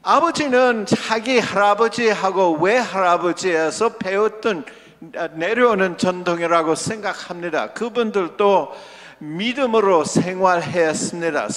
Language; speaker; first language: Korean; non-native, local second language; English